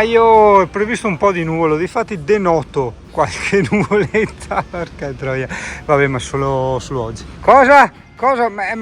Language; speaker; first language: Italian; native; Italian